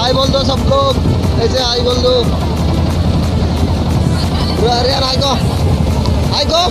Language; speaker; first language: Hindi; non-native, local second language; Bangla